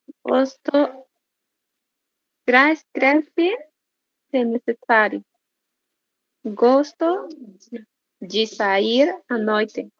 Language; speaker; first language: Portuguese; non-native, learner; Spanish